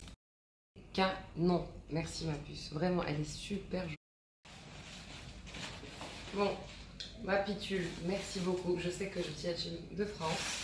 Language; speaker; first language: French; non-native, local second language; Arabic